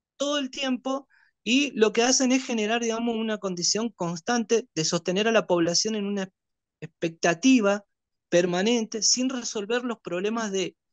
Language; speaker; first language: Spanish; native; Spanish